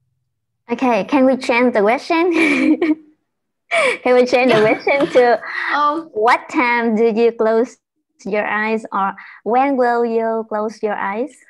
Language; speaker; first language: English; non-native, learner; Vietnamese